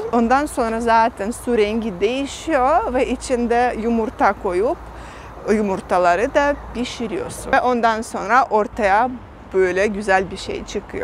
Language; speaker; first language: Turkish; non-native, fluent; Russian